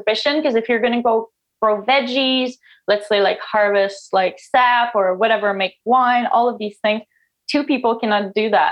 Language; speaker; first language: English; non-native, fluent; French